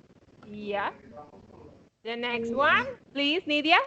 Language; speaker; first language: English; non-native, fluent; Spanish